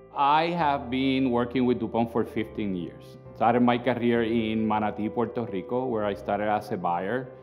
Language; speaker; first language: English; non-native, local second language; Spanish